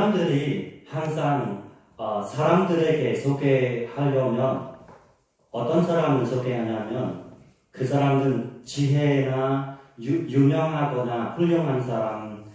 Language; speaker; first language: Korean; non-native, learner; Khmer